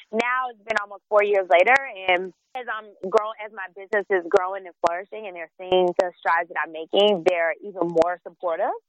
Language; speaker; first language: English; native; English